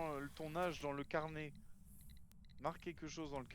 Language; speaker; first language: French; native; French